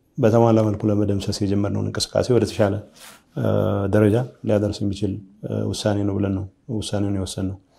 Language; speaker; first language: Amharic; non-native, local second language; Tigrinya